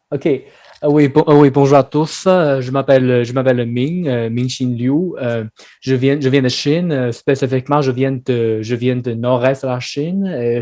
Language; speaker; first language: French; non-native, learner; Chinese